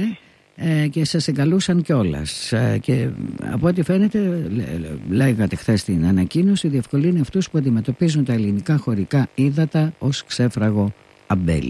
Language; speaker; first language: Greek; native; Greek